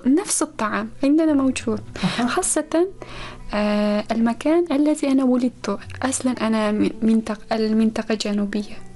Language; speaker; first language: Arabic; non-native, fluent; Uzbek